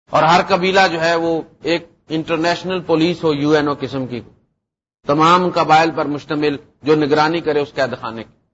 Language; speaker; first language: Urdu; non-native, local second language; Punjabi